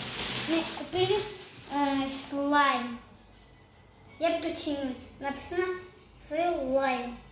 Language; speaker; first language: Russian; early bilingual, other home language; Tajik